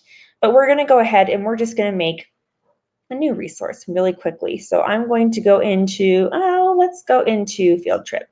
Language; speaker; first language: English; native; English